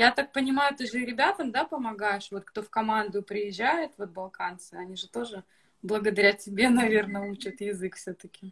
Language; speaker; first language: Russian; native; Russian